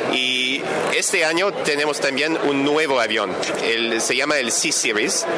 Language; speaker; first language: Spanish; non-native, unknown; French